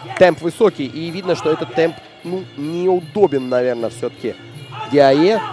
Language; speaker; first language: Russian; native; Russian